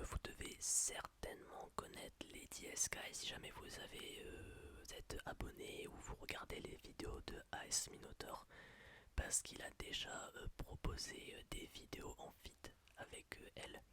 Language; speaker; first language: French; native; French